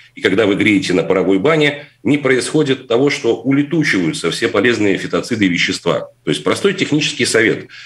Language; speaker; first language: Russian; native; Russian